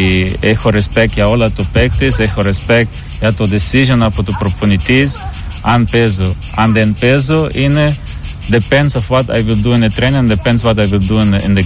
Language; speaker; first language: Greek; non-native, learner; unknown